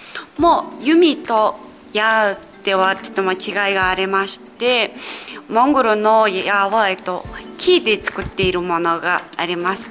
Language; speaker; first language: Japanese; non-native, fluent; Mongolian